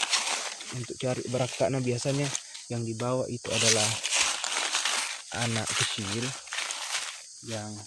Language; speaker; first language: Indonesian; native; Indonesian